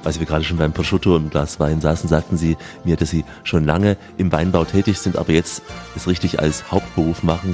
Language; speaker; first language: German; native; German